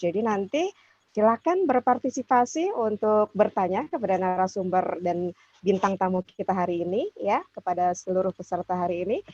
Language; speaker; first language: Indonesian; native; Indonesian